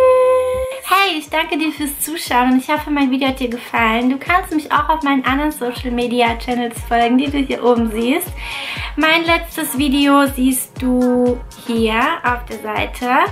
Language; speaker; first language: German; native; German